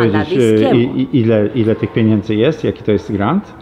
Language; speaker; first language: Polish; native; Polish